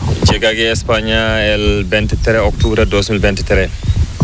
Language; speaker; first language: Spanish; non-native, learner; Fula